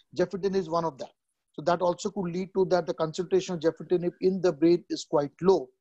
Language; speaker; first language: English; non-native, local second language; Odia